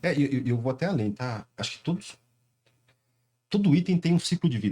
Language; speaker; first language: Portuguese; native; Portuguese